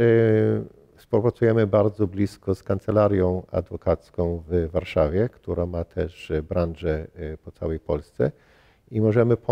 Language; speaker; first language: Polish; early bilingual, heritage; English